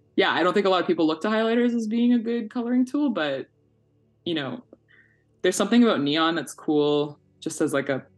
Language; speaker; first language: English; native; English